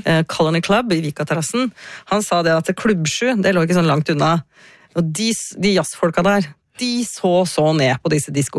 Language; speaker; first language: Norwegian; native; Norwegian